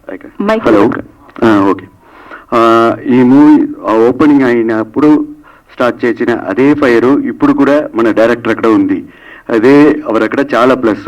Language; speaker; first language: Telugu; non-native, learner; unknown